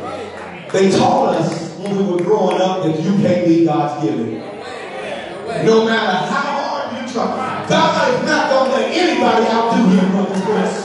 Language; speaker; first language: English; native; English